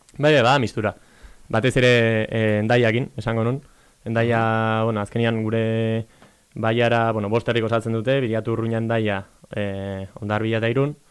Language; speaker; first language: Basque; native; Basque